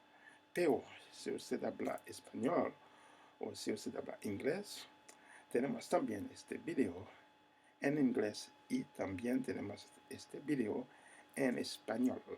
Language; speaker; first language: Spanish; non-native, learner; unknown